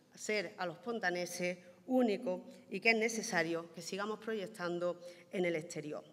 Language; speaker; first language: Spanish; native; Spanish